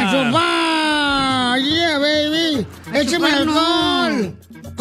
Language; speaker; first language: Spanish; native; Spanish